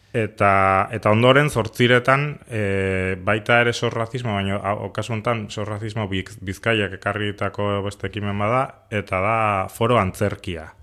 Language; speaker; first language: Basque; native; Basque